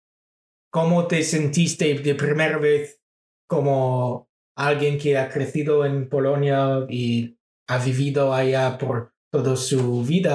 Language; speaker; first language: Spanish; non-native, fluent; English